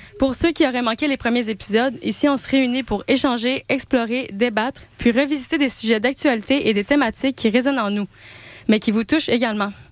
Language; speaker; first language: French; native; French